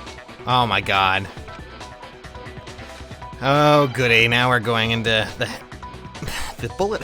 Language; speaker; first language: English; native; English